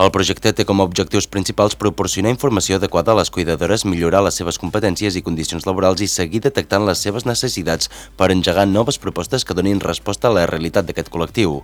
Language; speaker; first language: Catalan; native; Catalan